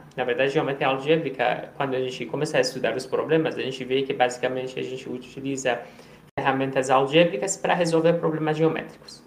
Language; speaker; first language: Portuguese; non-native, fluent; Persian